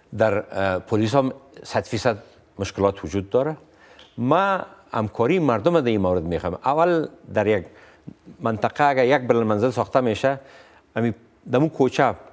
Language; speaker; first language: Persian; non-native, local second language; Pashto